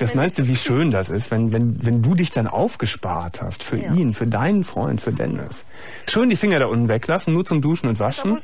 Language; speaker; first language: German; native; German